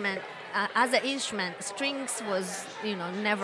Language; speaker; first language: English; non-native, fluent; Japanese